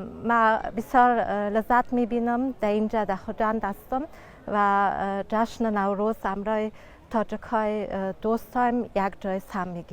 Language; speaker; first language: Persian; early bilingual, heritage; Persian